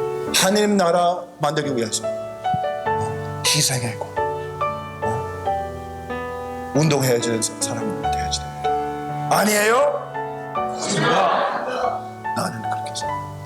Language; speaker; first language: Korean; early bilingual, heritage; Korean